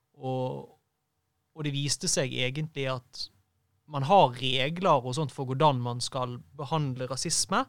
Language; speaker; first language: Norwegian; native; Norwegian